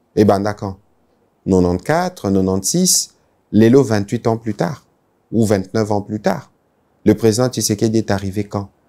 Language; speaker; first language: French; non-native, local second language; Lingala